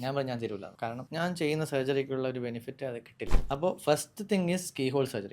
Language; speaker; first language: Malayalam; native; Malayalam